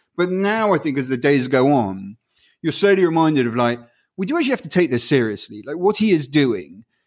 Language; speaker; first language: English; early bilingual, other home language; Spanish